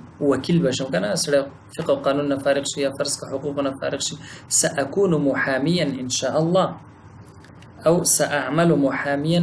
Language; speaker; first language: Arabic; non-native, fluent; Pashto